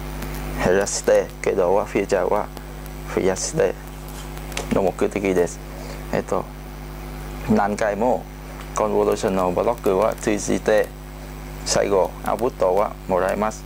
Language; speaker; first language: Japanese; non-native, learner; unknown